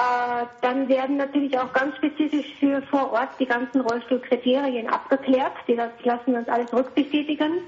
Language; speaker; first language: German; native; German